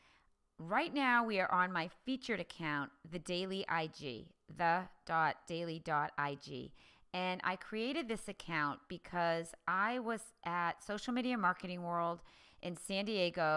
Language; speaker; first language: English; native; English